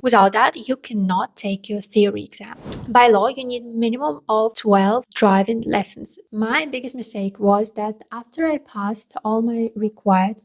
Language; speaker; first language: English; non-native, fluent; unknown